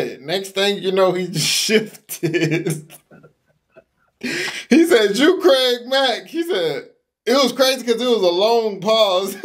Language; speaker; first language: English; native; English